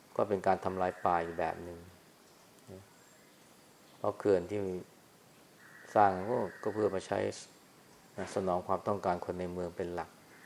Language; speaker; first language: Thai; native; Thai